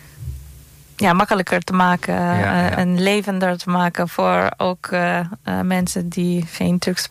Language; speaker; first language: Dutch; non-native, learner; Turkish